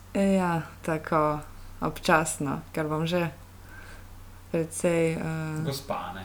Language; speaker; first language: Slovenian; non-native, fluent; Polish